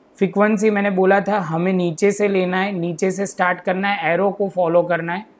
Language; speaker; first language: Hindi; non-native, local second language; Gujarati